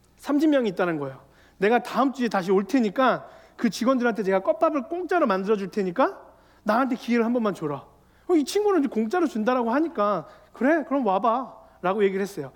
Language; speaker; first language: Korean; native; Korean